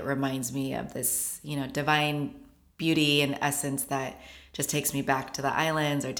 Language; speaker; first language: English; native; English